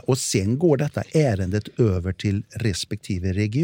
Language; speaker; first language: Swedish; native; Swedish